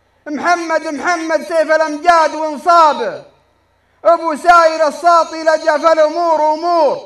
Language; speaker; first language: Arabic; native; Arabic